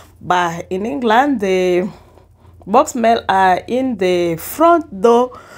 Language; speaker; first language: English; non-native, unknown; Swahili